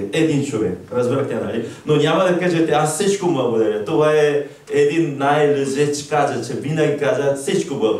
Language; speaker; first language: Bulgarian; non-native, learner; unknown